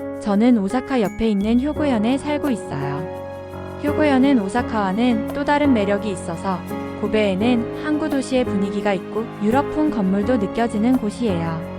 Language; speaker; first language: Korean; non-native, fluent; Japanese